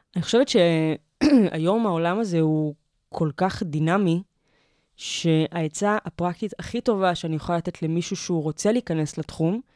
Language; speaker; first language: Hebrew; native; Hebrew